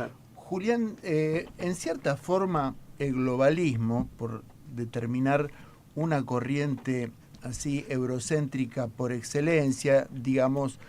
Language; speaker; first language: Spanish; native; Spanish